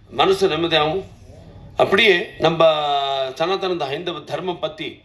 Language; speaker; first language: Tamil; non-native, learner; Telugu